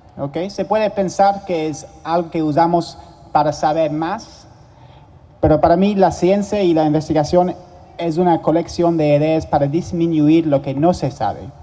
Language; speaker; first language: Spanish; non-native, fluent; English